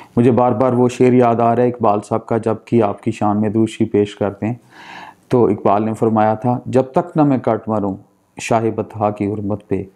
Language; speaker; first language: Urdu; non-native, local second language; Punjabi